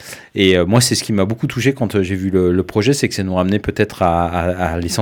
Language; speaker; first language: French; native; French